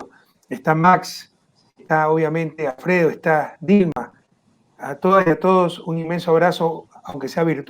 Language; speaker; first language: Spanish; native; Spanish